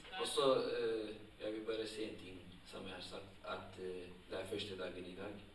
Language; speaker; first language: Norwegian; non-native, fluent; Tigrinya